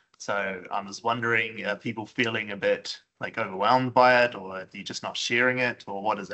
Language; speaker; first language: English; native; English